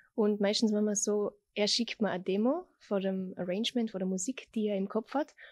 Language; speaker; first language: German; native; German